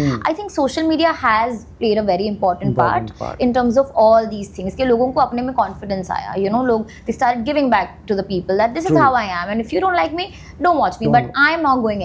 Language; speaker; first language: English; non-native, local second language; Hindi